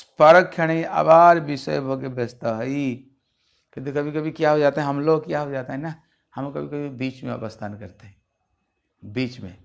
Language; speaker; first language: Hindi; non-native, local second language; Bangla